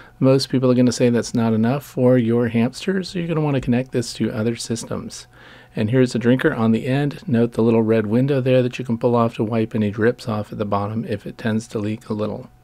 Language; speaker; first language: English; native; English